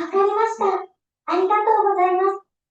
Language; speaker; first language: Japanese; non-native, learner; Indonesian